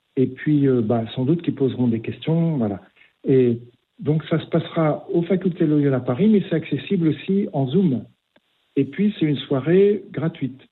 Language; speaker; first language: French; native; French